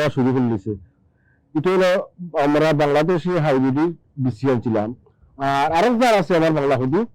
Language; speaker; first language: Bangla; non-native, local second language; Sylheti